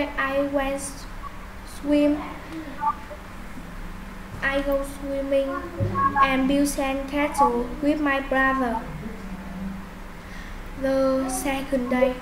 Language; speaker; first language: English; non-native, learner; Vietnamese